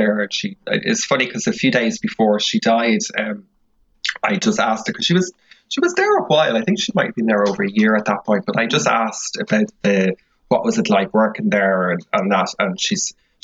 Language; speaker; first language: English; native; English